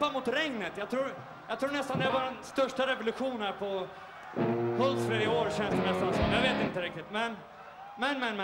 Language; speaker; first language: Swedish; native; Swedish